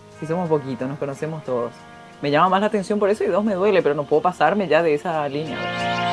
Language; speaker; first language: Spanish; early bilingual, other home language; Korean